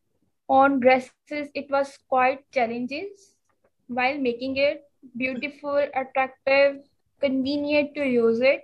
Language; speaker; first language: English; non-native, local second language; Punjabi